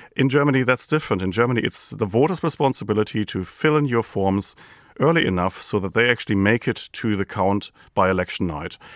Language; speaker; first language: English; non-native, fluent; German